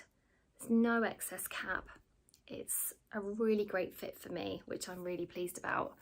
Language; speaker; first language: English; native; English